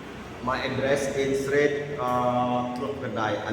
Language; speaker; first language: English; non-native, learner; Indonesian